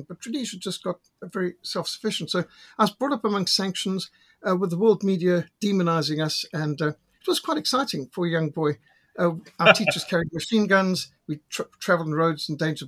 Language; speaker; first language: English; native; English